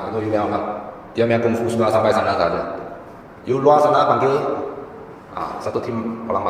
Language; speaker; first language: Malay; non-native, local second language; Chinese